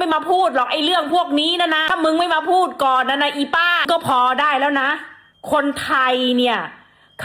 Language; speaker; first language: Thai; native; Thai